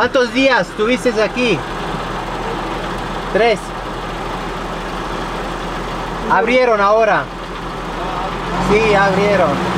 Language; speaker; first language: Spanish; non-native, learner; German